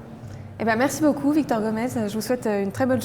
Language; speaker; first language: French; native; French